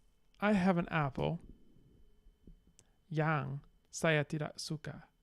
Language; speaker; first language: Indonesian; non-native, learner; English